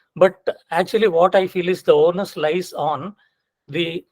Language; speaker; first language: English; non-native, local second language; Kannada